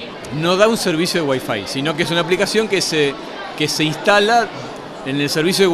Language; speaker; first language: Spanish; native; Spanish